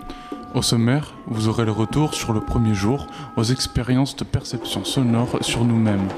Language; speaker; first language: French; native; French